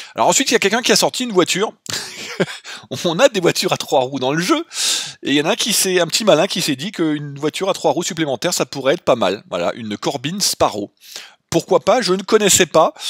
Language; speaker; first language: French; native; French